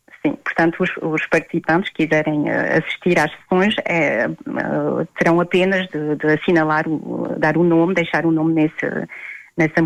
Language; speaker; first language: Portuguese; native; Portuguese